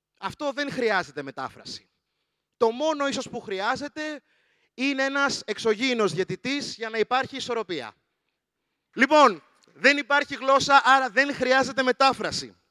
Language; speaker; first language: Greek; early bilingual, other home language; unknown